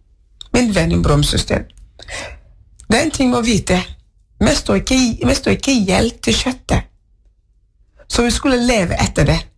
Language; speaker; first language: Norwegian; non-native, learner; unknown